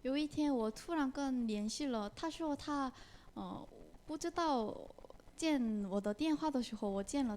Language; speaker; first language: Chinese; non-native, fluent; Korean